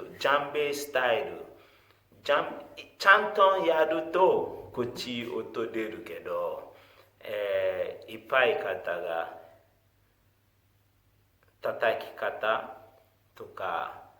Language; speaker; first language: Japanese; non-native, fluent; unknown